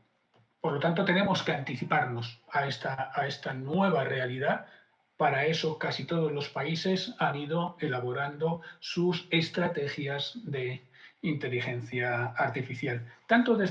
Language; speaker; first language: Spanish; native; Spanish